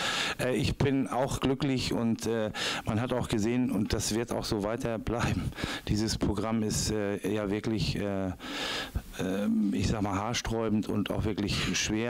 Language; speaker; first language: German; native; German